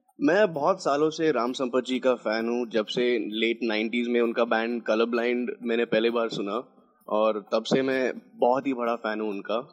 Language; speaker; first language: Hindi; non-native, local second language; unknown